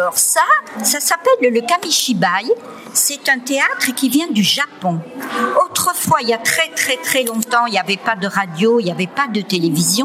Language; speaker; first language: French; native; French